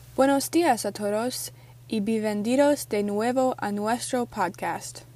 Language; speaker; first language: Spanish; non-native, learner; English